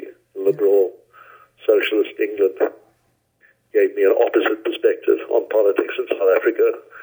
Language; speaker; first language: English; native; English